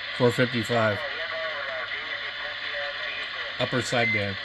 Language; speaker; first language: English; native; English